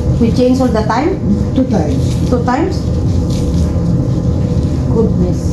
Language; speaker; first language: English; non-native, learner; Filipino